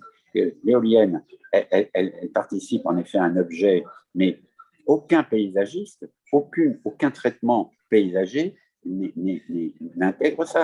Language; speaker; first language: French; native; French